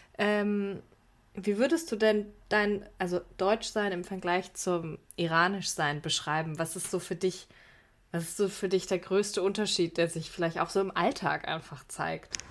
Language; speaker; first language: German; early bilingual, other home language; Persian